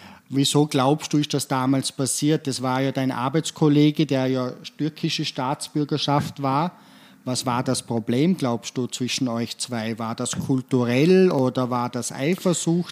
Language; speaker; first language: German; native; German